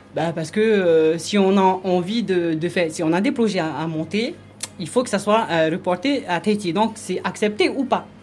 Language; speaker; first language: French; native; French